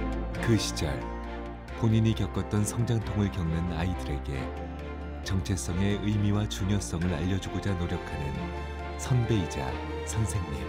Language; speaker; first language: Korean; native; Korean